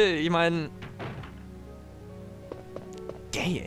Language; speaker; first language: German; native; German